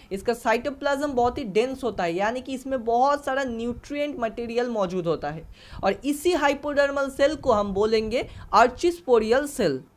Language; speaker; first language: Hindi; non-native, local second language; Bangla